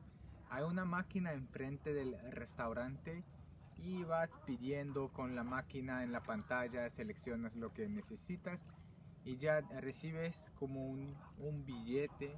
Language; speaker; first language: Spanish; non-native, fluent; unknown